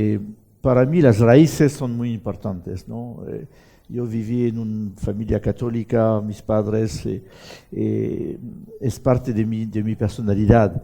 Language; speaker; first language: Spanish; non-native, fluent; French